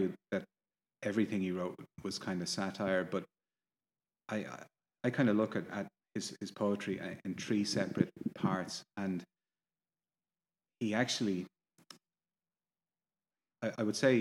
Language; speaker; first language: English; native; English